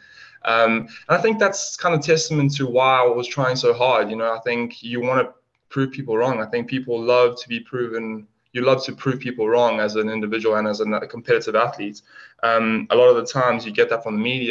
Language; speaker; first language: English; native; English